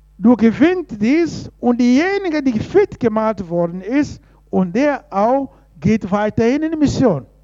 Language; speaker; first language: German; non-native, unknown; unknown